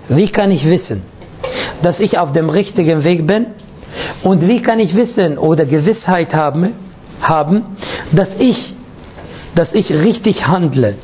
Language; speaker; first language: German; non-native, fluent; Arabic